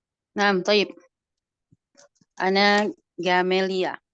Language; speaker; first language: Arabic; non-native, learner; Indonesian